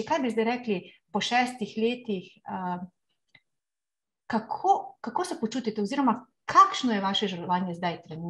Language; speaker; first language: Slovenian; native; Slovenian